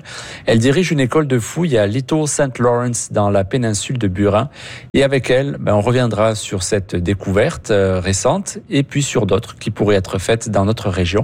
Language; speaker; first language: French; native; French